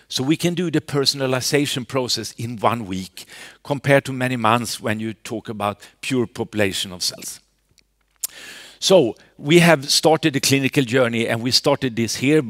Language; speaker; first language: English; non-native, fluent; Swedish